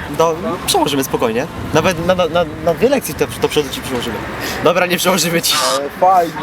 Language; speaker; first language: Polish; native; Polish